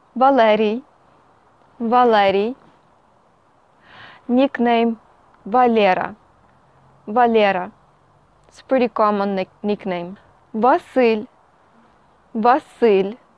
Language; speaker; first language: English; non-native, fluent; Ukrainian